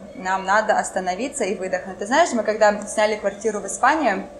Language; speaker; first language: Russian; non-native, local second language; French